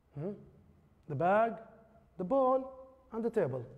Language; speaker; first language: English; non-native, fluent; Arabic